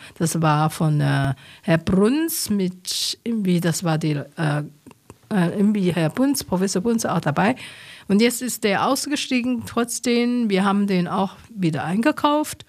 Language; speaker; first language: German; non-native, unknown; Chinese